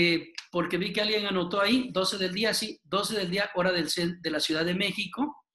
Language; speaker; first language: Spanish; native; Spanish